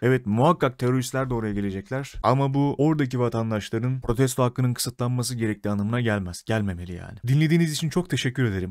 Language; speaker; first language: Turkish; native; Turkish